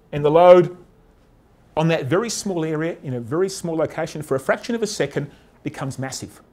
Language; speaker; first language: English; native; English